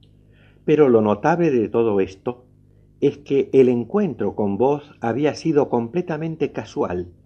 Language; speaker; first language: Spanish; native; Spanish